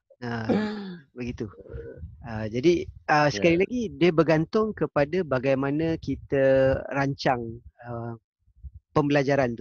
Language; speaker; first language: Malay; native; Malay